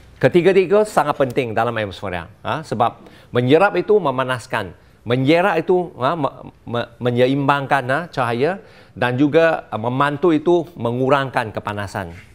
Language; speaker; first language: Malay; non-native, local second language; Chinese